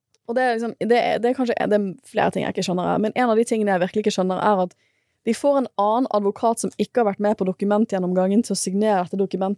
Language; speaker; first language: Norwegian; native; Norwegian